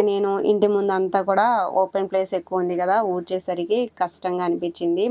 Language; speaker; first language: Telugu; non-native, local second language; Lambadi